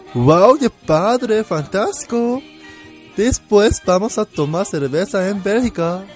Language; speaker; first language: Spanish; non-native, learner; Korean